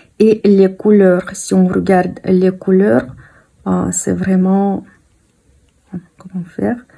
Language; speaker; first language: French; non-native, fluent; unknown